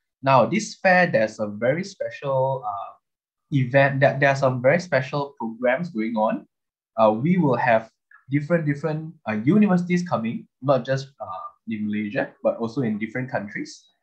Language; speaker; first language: English; non-native, local second language; Chinese